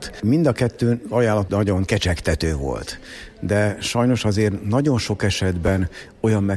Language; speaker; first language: Hungarian; native; Hungarian